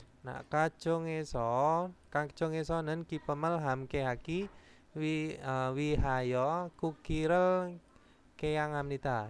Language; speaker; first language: Korean; non-native, fluent; Indonesian